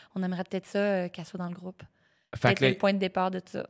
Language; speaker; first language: French; native; French